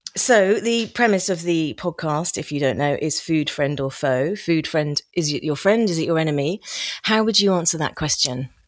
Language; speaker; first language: English; native; English